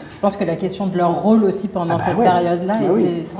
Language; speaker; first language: French; native; French